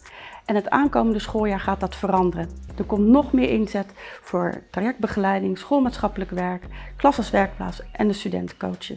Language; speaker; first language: Dutch; native; Dutch